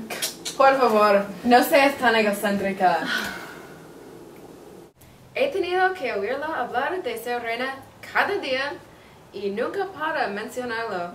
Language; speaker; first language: Spanish; non-native, learner; English